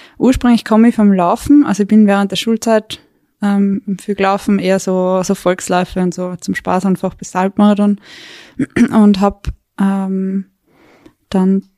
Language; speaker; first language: German; native; German